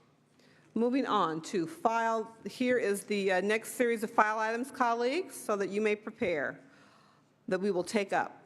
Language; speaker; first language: English; native; English